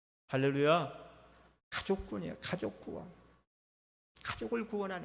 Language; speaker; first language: Korean; native; Korean